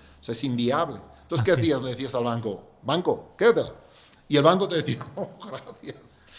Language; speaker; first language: Spanish; non-native, local second language; Catalan